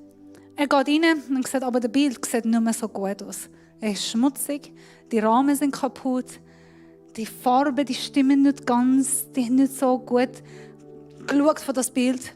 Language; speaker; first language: German; non-native, fluent; Persian